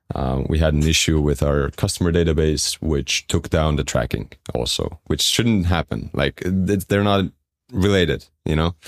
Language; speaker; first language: English; non-native, fluent; Estonian